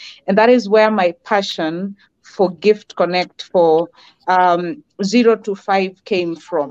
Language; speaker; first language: English; non-native, local second language; Kamba